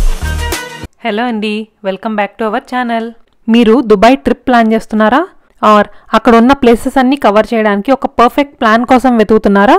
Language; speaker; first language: Telugu; native; Telugu